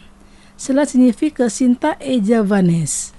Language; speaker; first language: French; non-native, fluent; Indonesian